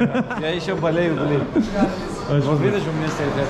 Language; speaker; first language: Russian; non-native, learner; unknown